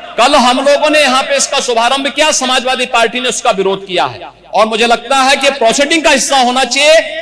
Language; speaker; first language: Hindi; native; Hindi